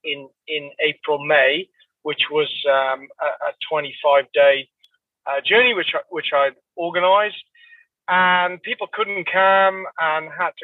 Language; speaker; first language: English; native; English